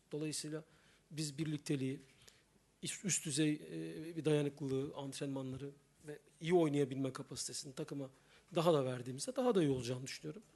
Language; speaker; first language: Turkish; native; Turkish